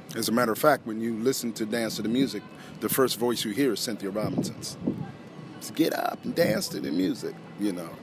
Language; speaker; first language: English; native; English